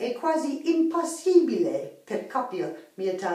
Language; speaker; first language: Italian; non-native, learner; English